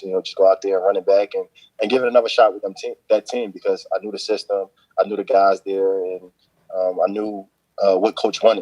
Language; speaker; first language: English; native; English